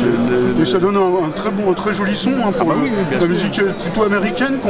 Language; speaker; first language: French; native; French